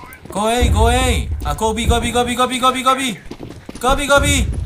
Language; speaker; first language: English; non-native, learner; Korean